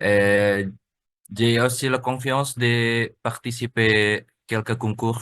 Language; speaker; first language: French; non-native, learner; Indonesian